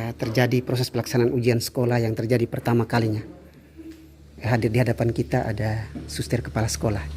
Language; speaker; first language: Indonesian; native; Indonesian